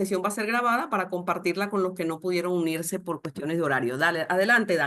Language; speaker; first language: Spanish; native; Spanish